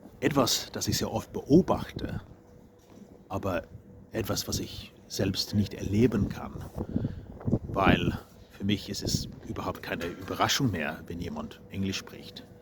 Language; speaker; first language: German; non-native, fluent; English